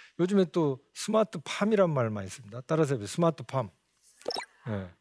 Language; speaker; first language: Korean; native; Korean